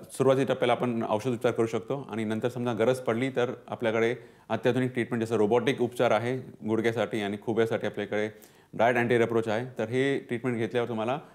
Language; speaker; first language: Marathi; non-native, local second language; Punjabi